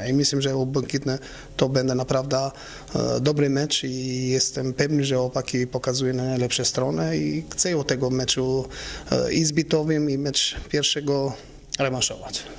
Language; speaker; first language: Polish; non-native, learner; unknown